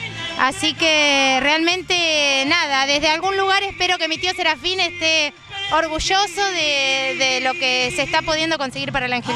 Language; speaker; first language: Spanish; native; Spanish